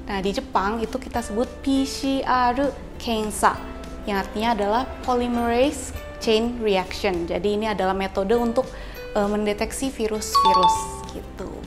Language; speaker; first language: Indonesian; native; Indonesian